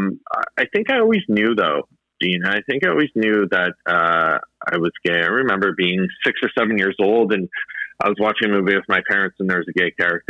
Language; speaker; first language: English; native; English